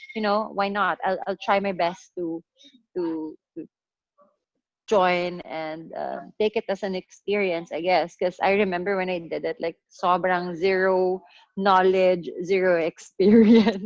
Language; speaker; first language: English; non-native, local second language; Hiligaynon